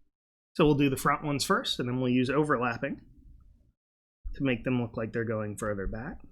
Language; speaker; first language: English; native; English